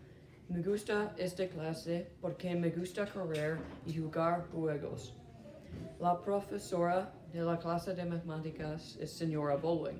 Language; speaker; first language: Spanish; non-native, learner; English